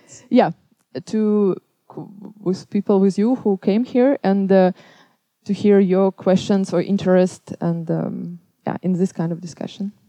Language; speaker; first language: English; non-native, fluent; Belarusian